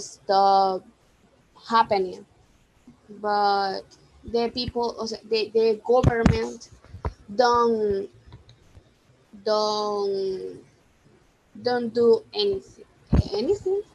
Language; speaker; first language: English; non-native, learner; Spanish